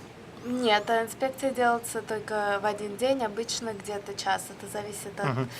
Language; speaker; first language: Russian; early bilingual, other home language; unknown